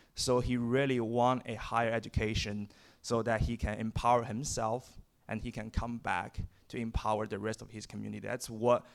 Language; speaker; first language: English; non-native, fluent; Chinese